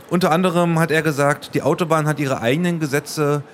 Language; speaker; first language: German; native; German